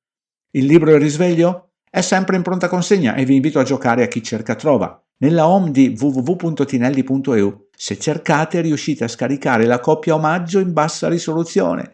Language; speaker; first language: Italian; native; Italian